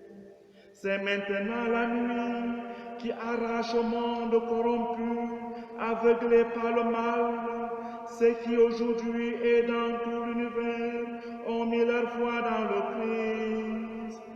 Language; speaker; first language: French; native; French